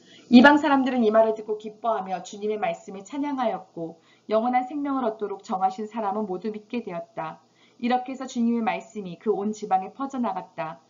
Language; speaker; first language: Korean; native; Korean